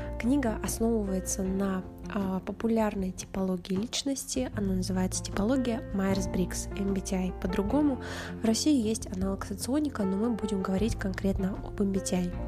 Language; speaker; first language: Russian; native; Russian